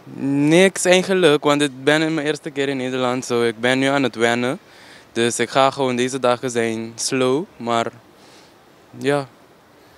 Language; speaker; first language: Dutch; non-native, local second language; Papiamento